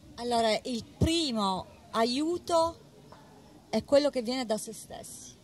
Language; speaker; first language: Italian; native; Italian